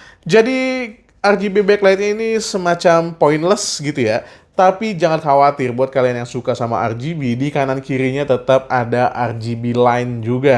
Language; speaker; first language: Indonesian; native; Indonesian